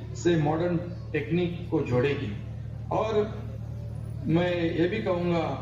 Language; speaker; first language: Hindi; non-native, local second language; Marathi